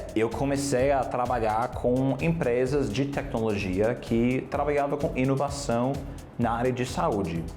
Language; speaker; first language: Portuguese; non-native, fluent; English